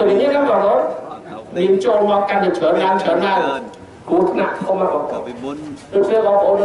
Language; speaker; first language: Khmer; native; Khmer